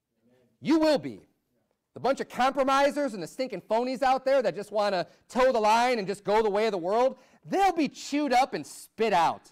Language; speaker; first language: English; native; English